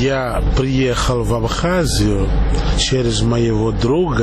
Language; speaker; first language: Russian; non-native, learner; Portuguese